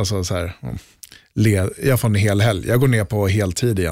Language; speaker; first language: Swedish; native; Swedish